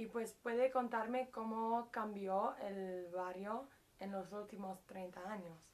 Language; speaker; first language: Spanish; non-native, learner; English